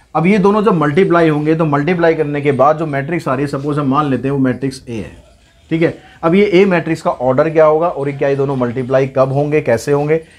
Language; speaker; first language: Hindi; native; Hindi